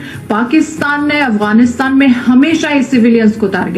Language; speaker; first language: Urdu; non-native, fluent; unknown